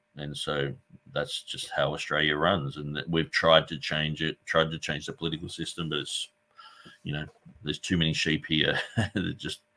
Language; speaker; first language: English; native; English